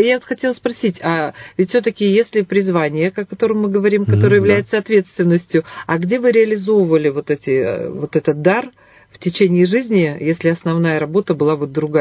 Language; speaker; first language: Russian; native; Russian